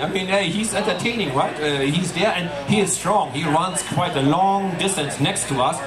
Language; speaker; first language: English; non-native, fluent; German